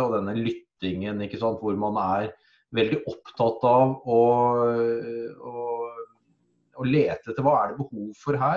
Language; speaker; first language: Norwegian; native; Norwegian